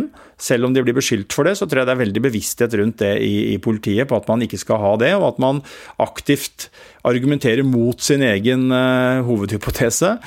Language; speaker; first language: Norwegian; native; Norwegian